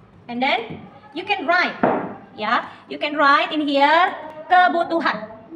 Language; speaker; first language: English; non-native, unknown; Indonesian